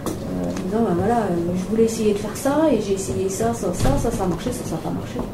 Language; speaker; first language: French; native; French